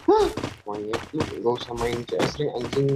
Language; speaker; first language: Indonesian; native; Indonesian